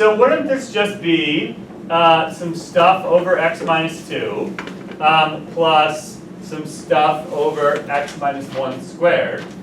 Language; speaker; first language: English; native; English